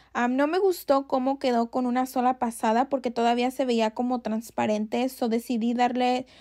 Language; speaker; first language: Spanish; early bilingual, heritage; Spanish